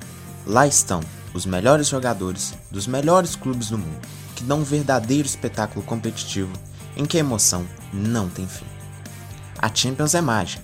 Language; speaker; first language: Portuguese; native; Portuguese